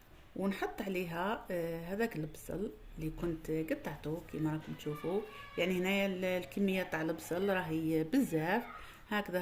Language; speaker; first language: Arabic; native; Arabic